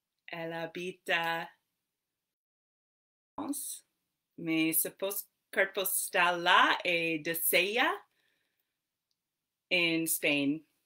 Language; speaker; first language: French; non-native, learner; English